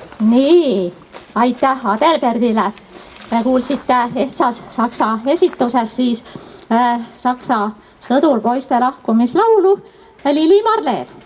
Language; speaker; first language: Estonian; native; Estonian